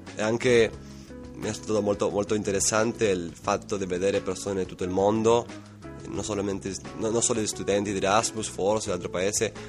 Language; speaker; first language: Italian; non-native, learner; Spanish